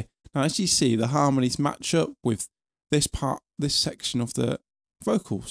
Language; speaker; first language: English; native; English